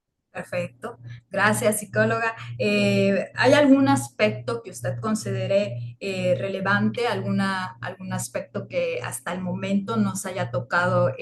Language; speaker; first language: Spanish; native; Spanish